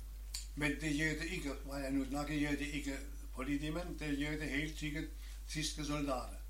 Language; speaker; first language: Danish; non-native, learner; German